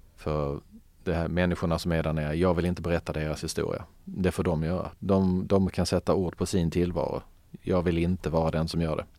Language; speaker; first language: Swedish; early bilingual, other home language; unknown